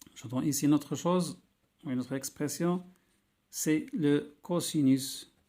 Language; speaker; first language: French; non-native, local second language; Arabic